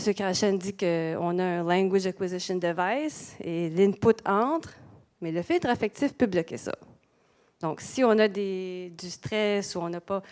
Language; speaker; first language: French; native; French